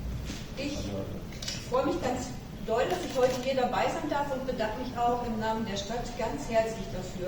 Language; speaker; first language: German; native; German